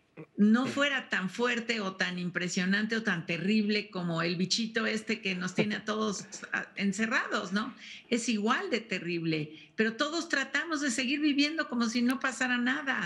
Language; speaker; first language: Spanish; native; Spanish